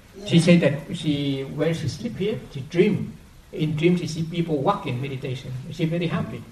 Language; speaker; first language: English; non-native, fluent; Vietnamese